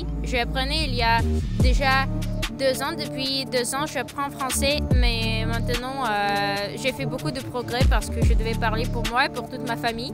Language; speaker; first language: French; non-native, fluent; Ukrainian